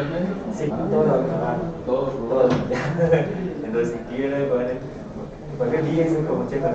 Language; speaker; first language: Spanish; non-native, learner; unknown